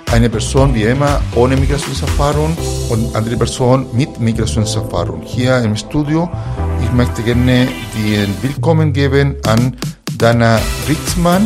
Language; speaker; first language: German; non-native, fluent; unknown